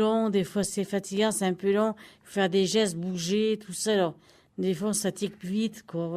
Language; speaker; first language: French; native; French